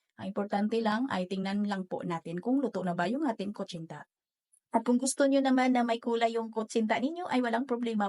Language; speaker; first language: Filipino; non-native, local second language; Cebuano